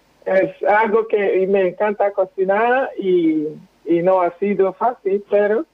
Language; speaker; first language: Spanish; non-native, fluent; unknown